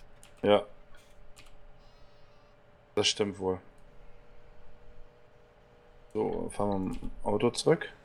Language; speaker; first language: German; native; German